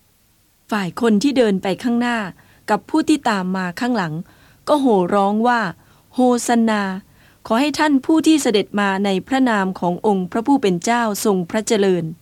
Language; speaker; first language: Thai; native; Thai